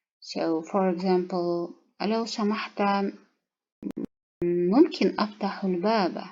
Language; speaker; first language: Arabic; non-native, learner; Kazakh